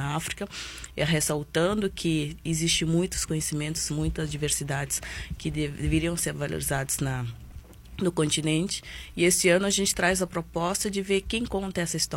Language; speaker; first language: Portuguese; non-native, local second language; Kabuverdianu